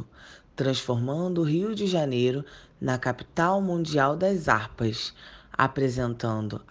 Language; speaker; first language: Portuguese; native; Portuguese